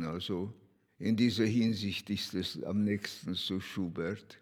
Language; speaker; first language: German; non-native, fluent; Hungarian